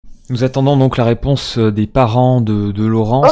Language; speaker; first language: French; native; French